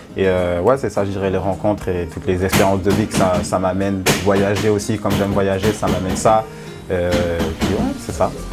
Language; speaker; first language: French; native; French